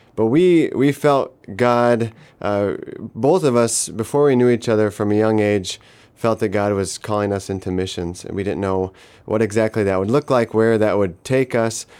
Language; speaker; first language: English; native; English